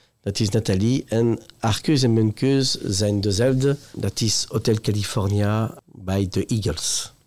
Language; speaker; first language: Dutch; non-native, local second language; French